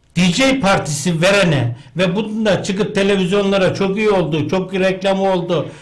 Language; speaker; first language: Turkish; native; Turkish